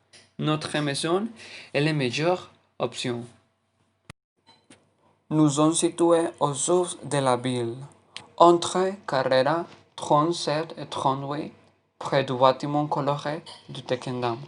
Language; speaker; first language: French; non-native, learner; Spanish